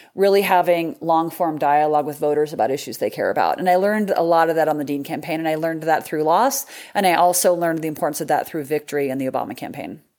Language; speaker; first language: English; native; English